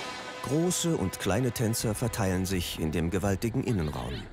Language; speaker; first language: German; native; German